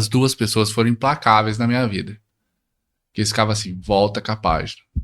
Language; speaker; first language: Portuguese; native; Portuguese